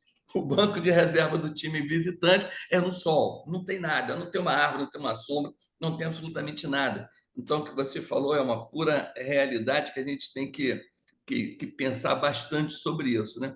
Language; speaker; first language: Portuguese; native; Portuguese